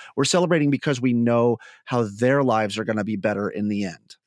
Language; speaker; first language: English; native; English